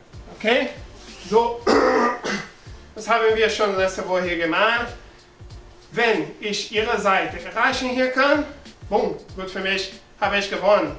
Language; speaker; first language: German; non-native, learner; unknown